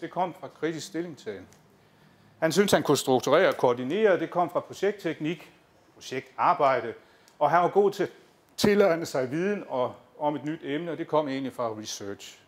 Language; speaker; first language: Danish; native; Danish